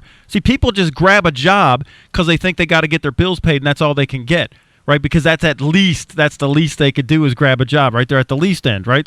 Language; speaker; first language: English; native; English